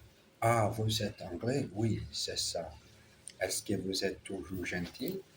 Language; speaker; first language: French; non-native, learner; Portuguese